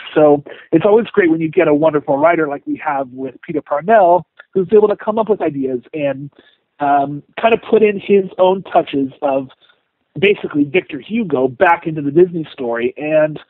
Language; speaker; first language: English; native; English